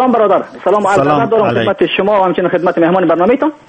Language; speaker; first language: Persian; native; Persian